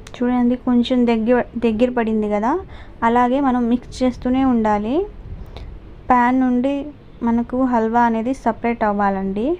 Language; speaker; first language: Telugu; non-native, local second language; Urdu